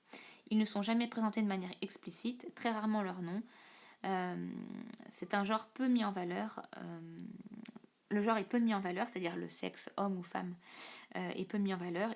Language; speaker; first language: French; native; French